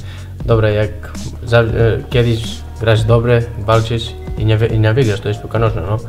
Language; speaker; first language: Polish; non-native, learner; Spanish